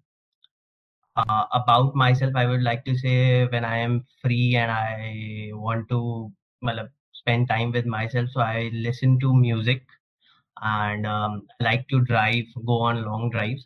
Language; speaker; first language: English; non-native, local second language; Hindi